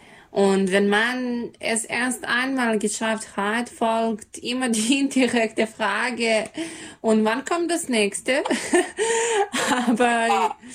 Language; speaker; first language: German; non-native, learner; Serbian